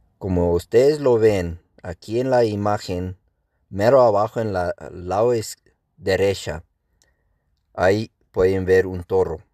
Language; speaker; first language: Spanish; non-native, local second language; Plautdietsch